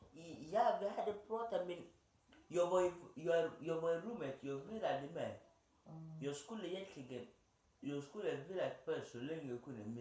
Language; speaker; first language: Swedish; early bilingual, other home language; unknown